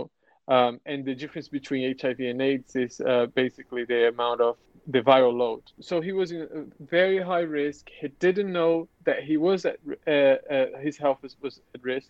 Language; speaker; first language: English; non-native, fluent; Portuguese